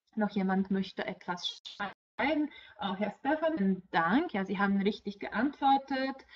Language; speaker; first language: German; non-native, fluent; Polish